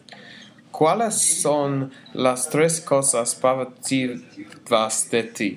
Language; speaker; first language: Spanish; non-native, learner; English